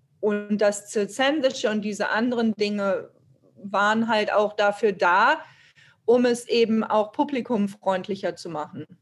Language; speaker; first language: German; native; German